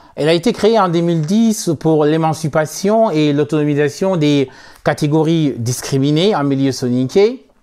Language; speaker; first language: French; non-native, local second language; Soninke